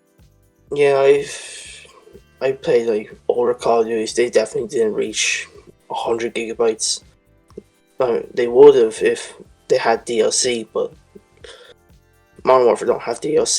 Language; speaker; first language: English; native; English